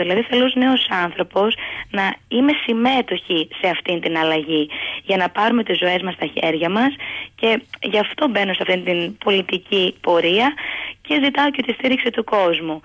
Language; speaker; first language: Greek; native; Greek